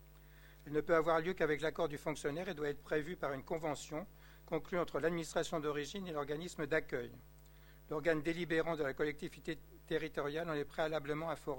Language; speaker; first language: French; native; French